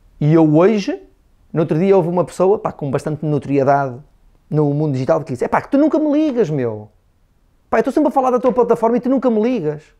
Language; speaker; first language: Portuguese; native; Portuguese